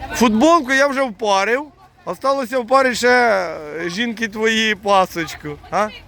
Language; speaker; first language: Ukrainian; native; Ukrainian